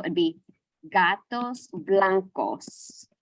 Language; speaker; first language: Spanish; non-native, fluent; English